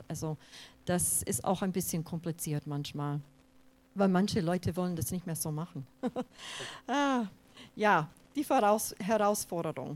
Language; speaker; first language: German; non-native, fluent; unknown